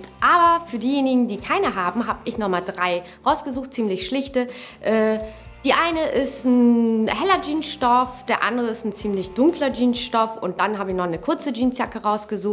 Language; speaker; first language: German; native; German